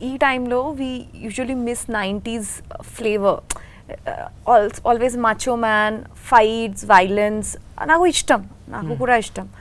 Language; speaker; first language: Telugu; non-native, learner; Bangla